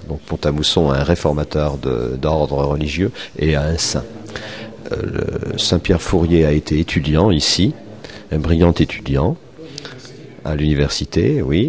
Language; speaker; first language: French; native; French